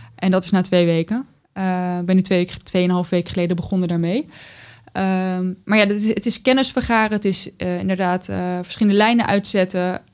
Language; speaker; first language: Dutch; native; Dutch